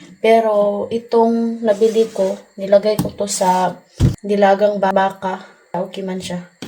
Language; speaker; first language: Filipino; non-native, local second language; Cebuano